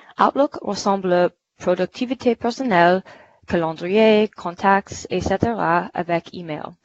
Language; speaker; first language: French; non-native, fluent; English